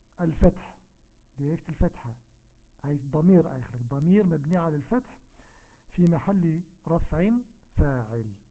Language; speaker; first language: Arabic; non-native, fluent; Dutch